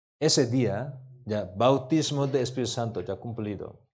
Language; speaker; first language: Spanish; non-native, learner; Korean